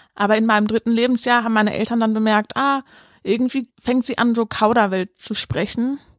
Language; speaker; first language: German; native; German